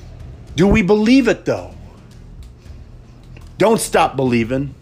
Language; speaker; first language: English; native; English